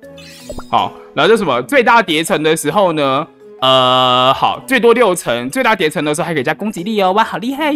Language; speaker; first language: Chinese; native; Chinese